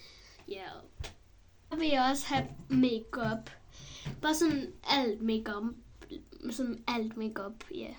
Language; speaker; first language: Danish; early bilingual, other home language; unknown